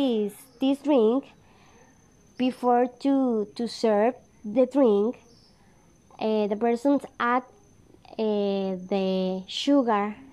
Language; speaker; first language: English; non-native, learner; Spanish